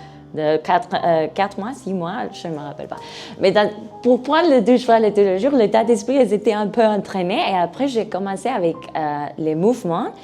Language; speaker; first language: French; non-native, learner; Spanish